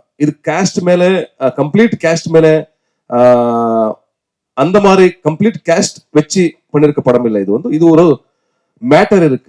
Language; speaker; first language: Tamil; non-native, learner; Kannada